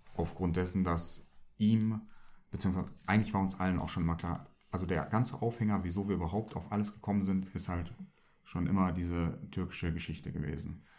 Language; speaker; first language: German; early bilingual, other home language; Turkish